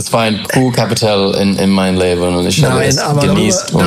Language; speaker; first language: German; non-native, learner; English